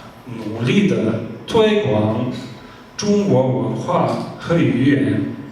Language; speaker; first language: Chinese; non-native, fluent; Slovenian